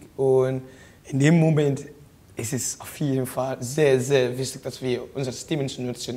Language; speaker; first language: German; non-native, learner; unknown